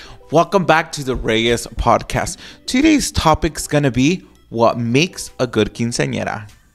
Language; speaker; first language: English; early bilingual, other home language; Spanish